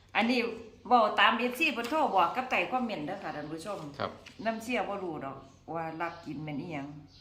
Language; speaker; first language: Thai; native; Thai